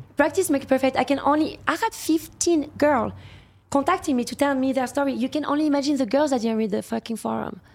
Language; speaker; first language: English; non-native, fluent; French